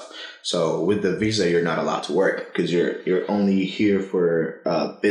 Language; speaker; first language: English; non-native, fluent; Spanish